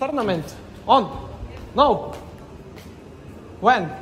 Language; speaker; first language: English; non-native, learner; Serbian